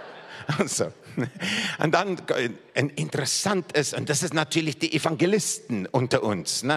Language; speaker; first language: German; non-native, fluent; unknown